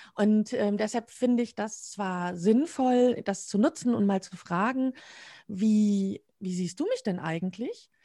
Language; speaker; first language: German; native; German